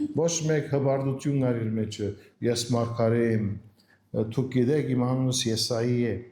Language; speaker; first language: Armenian; early bilingual, heritage; Armenian